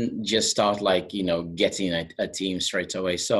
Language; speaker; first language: English; non-native, fluent; Portuguese